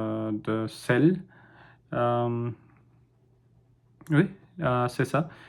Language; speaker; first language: French; non-native, learner; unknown